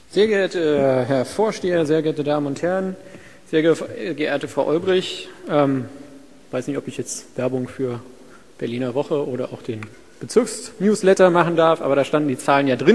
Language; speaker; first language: German; native; German